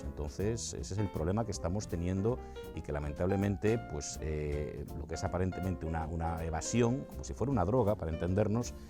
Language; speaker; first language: Spanish; native; Spanish